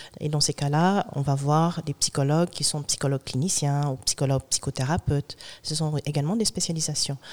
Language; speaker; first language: French; non-native, fluent; English